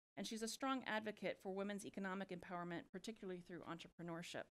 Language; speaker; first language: English; native; English